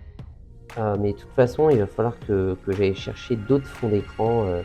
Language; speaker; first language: French; native; French